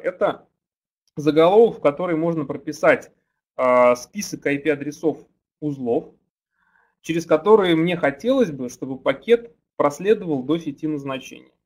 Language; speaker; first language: Russian; native; Russian